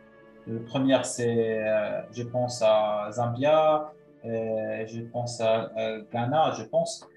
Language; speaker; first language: French; non-native, local second language; Arabic